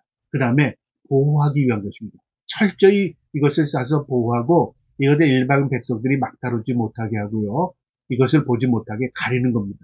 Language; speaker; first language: Korean; native; Korean